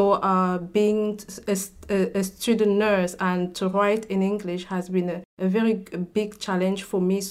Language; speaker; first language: English; non-native, local second language; French